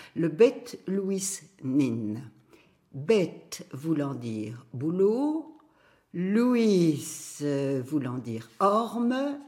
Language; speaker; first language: French; native; French